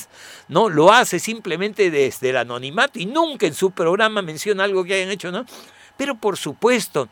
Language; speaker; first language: Spanish; native; Spanish